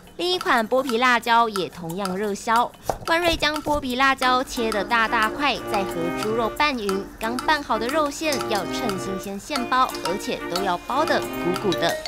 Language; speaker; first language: Chinese; native; Chinese